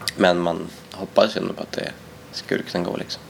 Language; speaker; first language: Swedish; native; Swedish